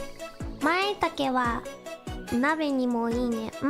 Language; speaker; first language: Japanese; non-native, learner; English